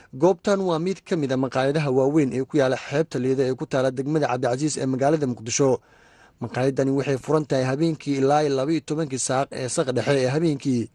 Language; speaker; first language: Somali; native; Somali